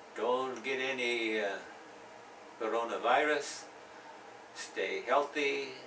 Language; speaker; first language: English; native; English